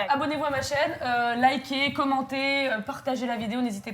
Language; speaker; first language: French; native; French